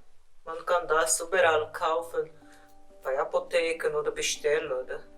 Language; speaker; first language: German; non-native, learner; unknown